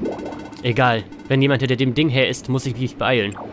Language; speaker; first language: German; native; German